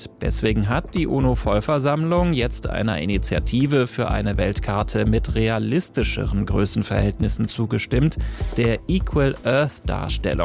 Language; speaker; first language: German; native; German